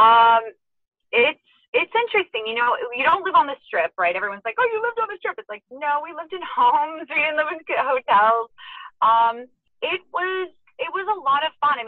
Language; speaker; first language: English; native; English